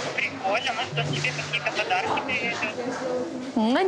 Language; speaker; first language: Russian; native; Russian